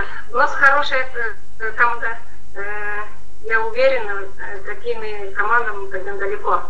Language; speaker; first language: Russian; non-native, local second language; Kyrgyz